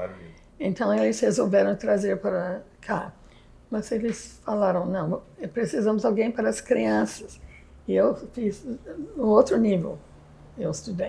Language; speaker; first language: Portuguese; non-native, fluent; English